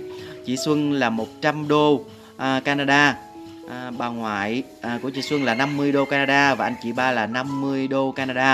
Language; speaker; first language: Vietnamese; native; Vietnamese